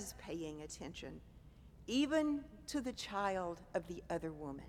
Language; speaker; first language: English; native; English